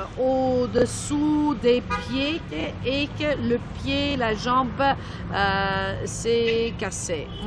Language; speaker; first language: French; non-native, fluent; Armenian